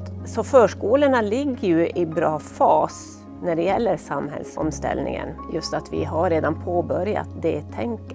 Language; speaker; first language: Swedish; native; Swedish